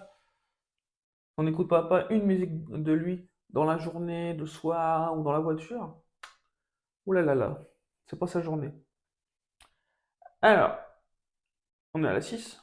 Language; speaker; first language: French; native; French